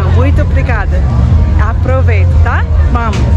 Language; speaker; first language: Portuguese; non-native, fluent; English